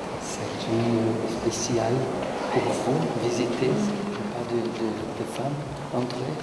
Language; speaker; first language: French; non-native, learner; Portuguese